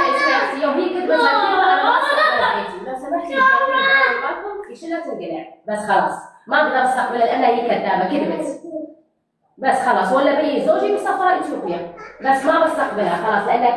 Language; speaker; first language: Arabic; non-native, local second language; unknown